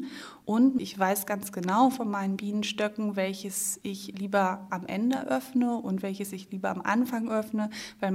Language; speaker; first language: German; native; German